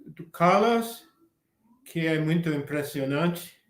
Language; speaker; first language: Portuguese; non-native, fluent; English